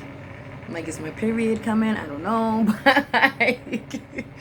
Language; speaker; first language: English; native; English